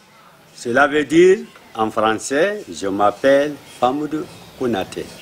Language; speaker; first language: French; non-native, local second language; Mandingo